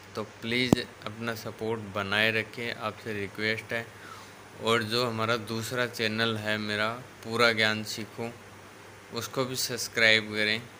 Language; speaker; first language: Hindi; native; Hindi